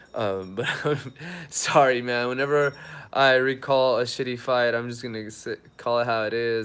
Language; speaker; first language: English; native; English